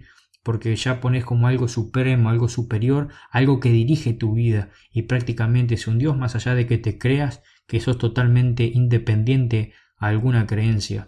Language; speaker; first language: Spanish; native; Spanish